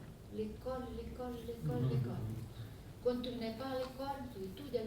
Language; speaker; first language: French; non-native, fluent; Portuguese